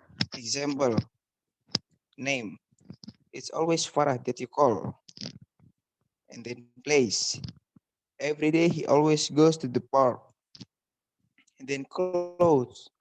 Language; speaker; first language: English; non-native, learner; Indonesian